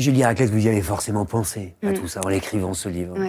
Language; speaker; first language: French; native; French